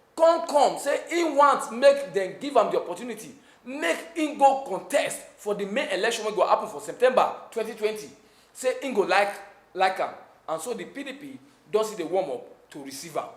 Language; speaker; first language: Nigerian Pidgin; native; Nigerian Pidgin